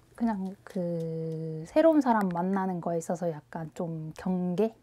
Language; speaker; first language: Korean; native; Korean